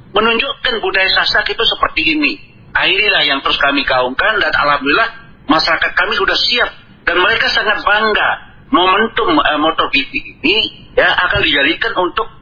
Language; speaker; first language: Indonesian; non-native, local second language; Sasak